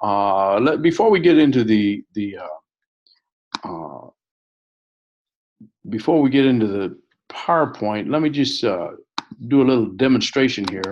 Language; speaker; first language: English; native; English